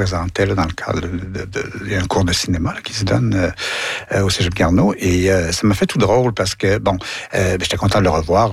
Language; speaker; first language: French; native; French